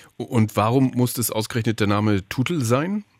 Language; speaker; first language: German; native; German